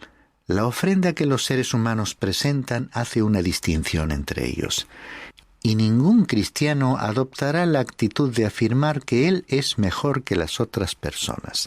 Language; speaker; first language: Spanish; native; Spanish